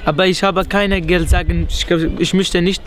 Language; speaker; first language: German; non-native, learner; Kurdish